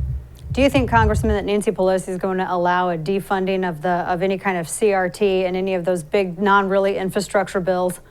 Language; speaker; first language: English; native; English